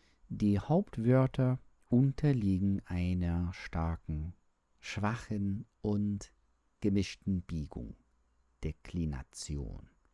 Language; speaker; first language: German; non-native, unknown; English